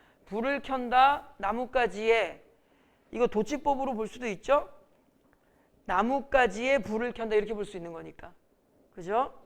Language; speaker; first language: Korean; native; Korean